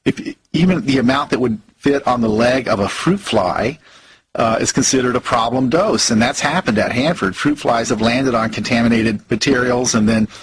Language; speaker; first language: English; native; English